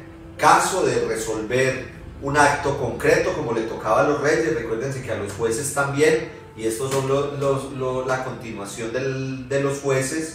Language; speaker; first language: Spanish; native; Spanish